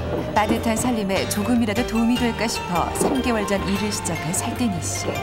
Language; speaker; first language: Korean; native; Korean